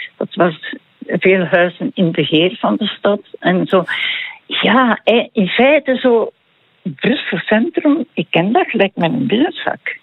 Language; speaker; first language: Dutch; native; Dutch